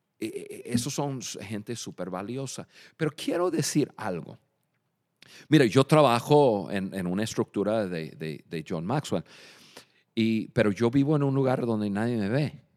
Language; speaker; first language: Spanish; non-native, fluent; English